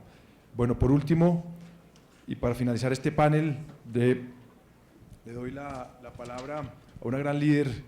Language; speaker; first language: Spanish; native; Spanish